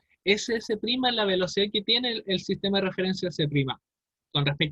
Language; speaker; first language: Spanish; native; Spanish